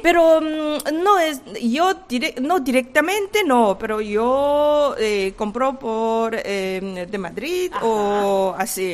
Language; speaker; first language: Spanish; non-native, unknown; Korean